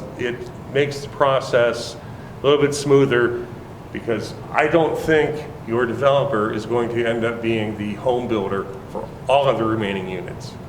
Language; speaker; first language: English; native; English